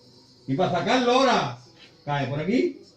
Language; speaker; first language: Spanish; native; Spanish